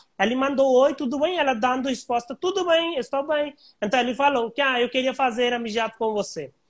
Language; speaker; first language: Portuguese; non-native, learner; Hindi